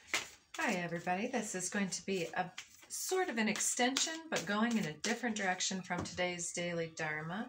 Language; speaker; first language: English; native; English